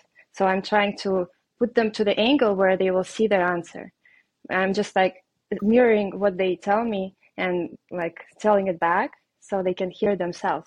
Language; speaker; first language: English; non-native, fluent; Russian